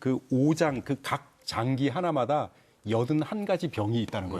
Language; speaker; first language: Korean; native; Korean